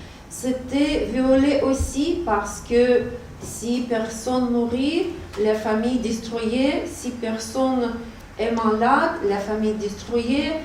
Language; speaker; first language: French; non-native, learner; Russian